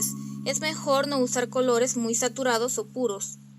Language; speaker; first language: Spanish; native; Spanish